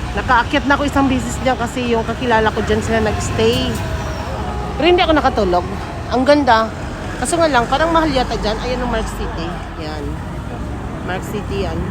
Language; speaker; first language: Filipino; native; Filipino